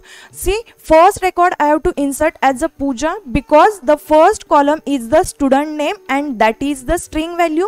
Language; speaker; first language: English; non-native, local second language; Marathi